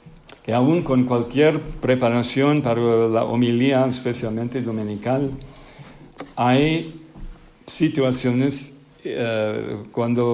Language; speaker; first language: Spanish; non-native, fluent; English